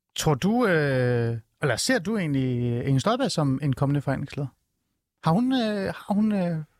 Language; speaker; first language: Danish; early bilingual, other home language; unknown